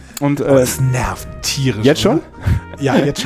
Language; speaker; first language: German; native; German